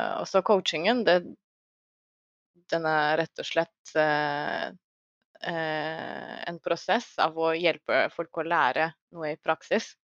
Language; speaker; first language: Norwegian; non-native, fluent; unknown